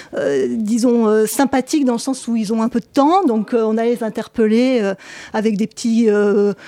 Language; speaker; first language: French; native; French